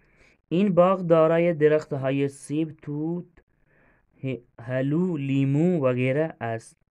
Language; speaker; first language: Persian; non-native, fluent; Urdu